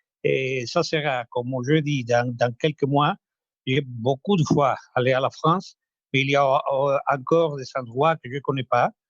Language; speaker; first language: French; non-native, fluent; Spanish